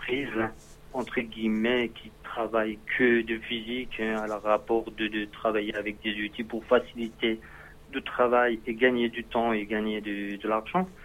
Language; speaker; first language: French; non-native, learner; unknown